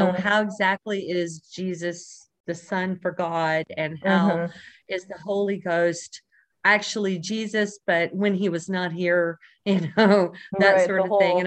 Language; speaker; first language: English; native; English